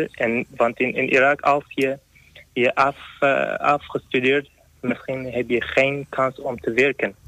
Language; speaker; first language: Dutch; non-native, learner; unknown